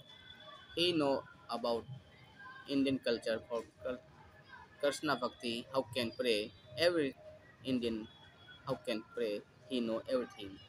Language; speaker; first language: English; non-native, learner; Hindi